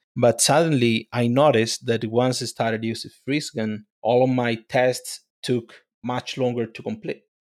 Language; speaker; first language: English; non-native, fluent; Spanish